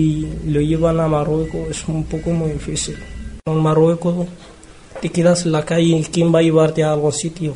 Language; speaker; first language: Spanish; non-native, learner; Arabic